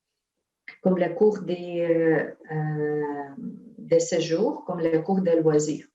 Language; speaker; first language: French; non-native, fluent; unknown